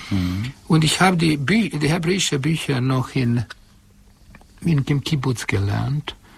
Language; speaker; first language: German; non-native, fluent; Hungarian